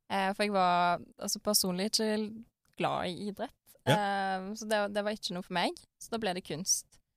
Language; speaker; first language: Norwegian; early bilingual, other home language; Arabic